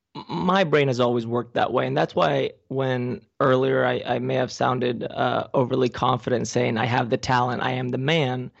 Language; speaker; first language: English; non-native, fluent; Spanish